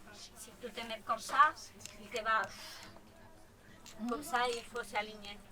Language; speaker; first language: French; non-native, fluent; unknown